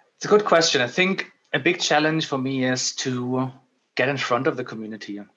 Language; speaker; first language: English; non-native, fluent; German